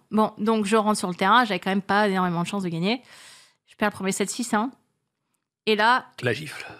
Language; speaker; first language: French; native; French